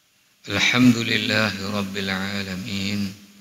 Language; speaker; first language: Arabic; non-native, fluent; Achinese